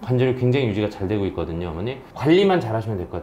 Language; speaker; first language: Korean; native; Korean